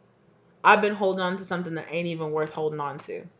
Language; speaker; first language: English; native; English